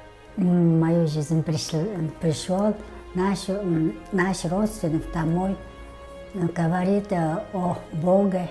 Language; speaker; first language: Russian; non-native, local second language; Tuvinian